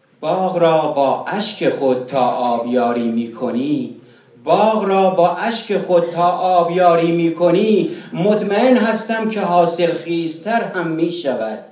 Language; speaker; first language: Persian; non-native, local second language; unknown